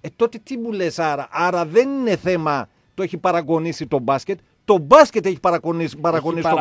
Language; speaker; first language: Greek; native; Greek